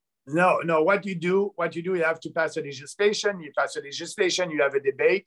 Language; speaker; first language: English; non-native, local second language; French